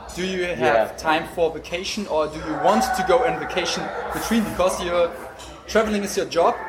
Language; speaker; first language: English; non-native, fluent; German